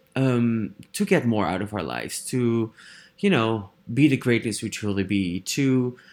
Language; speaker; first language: English; non-native, fluent; Dutch